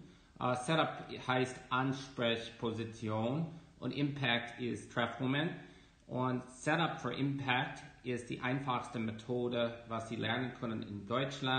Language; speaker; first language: German; non-native, fluent; English